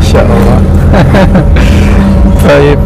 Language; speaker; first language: Arabic; non-native, learner; Indonesian